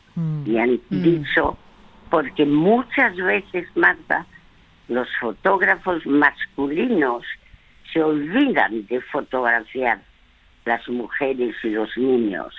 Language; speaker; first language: Spanish; early bilingual, other home language; French